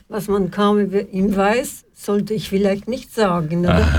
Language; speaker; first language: German; non-native, fluent; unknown